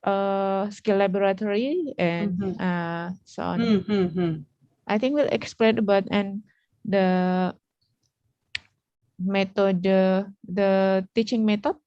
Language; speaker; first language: English; non-native, learner; Indonesian